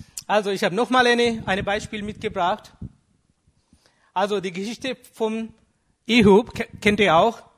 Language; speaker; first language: German; non-native, fluent; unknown